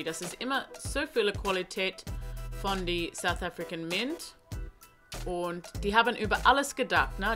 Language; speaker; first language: German; non-native, learner; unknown